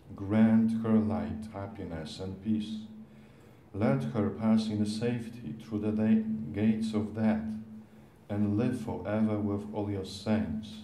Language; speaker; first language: English; non-native, fluent; Polish